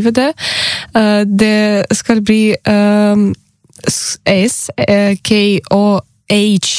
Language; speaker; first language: Norwegian; non-native, learner; Ukrainian